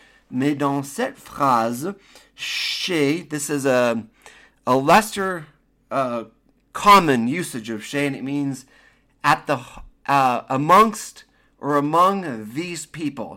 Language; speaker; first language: English; native; English